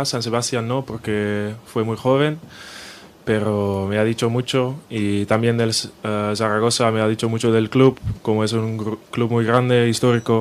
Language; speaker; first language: Spanish; non-native, fluent; Dutch